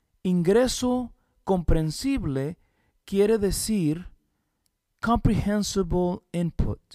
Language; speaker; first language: Spanish; early bilingual, heritage; Spanish